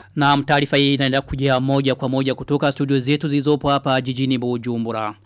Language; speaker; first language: Swahili; non-native, local second language; Rundi